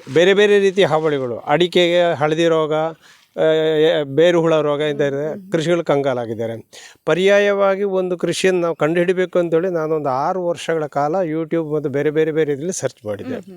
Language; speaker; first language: Kannada; native; Kannada